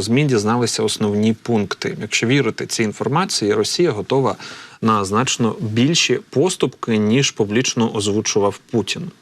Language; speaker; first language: Ukrainian; native; Ukrainian